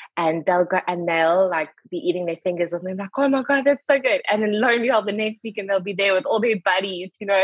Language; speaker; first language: English; native; English